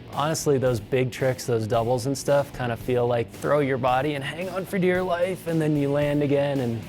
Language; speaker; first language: English; native; English